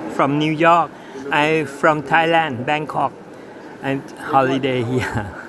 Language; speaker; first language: English; non-native, learner; Thai